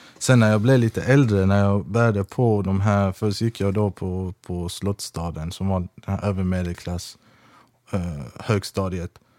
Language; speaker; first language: Swedish; early bilingual, other home language; Persian